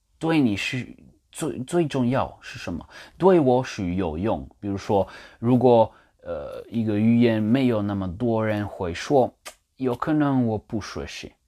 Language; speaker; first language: Chinese; non-native, learner; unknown